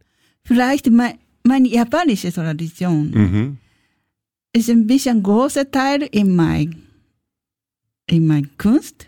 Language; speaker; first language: German; non-native, learner; Japanese